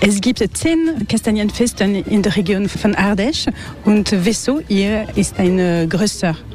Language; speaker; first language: German; non-native, learner; French